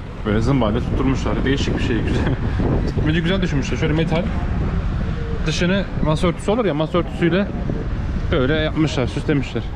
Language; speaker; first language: Turkish; native; Turkish